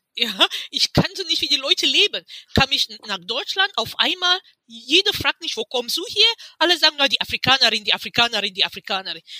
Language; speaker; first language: German; non-native, fluent; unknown